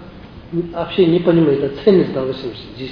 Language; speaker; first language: Russian; non-native, learner; Tibetan